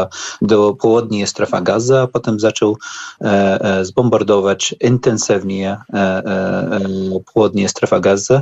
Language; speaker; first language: Polish; non-native, learner; Arabic